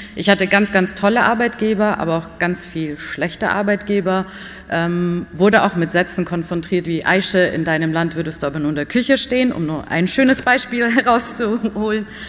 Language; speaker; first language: German; early bilingual, other home language; Persian